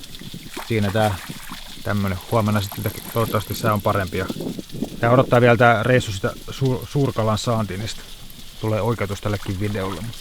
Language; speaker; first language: Finnish; native; Finnish